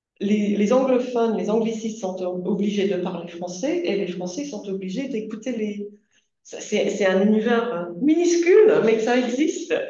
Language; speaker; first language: French; non-native, fluent; English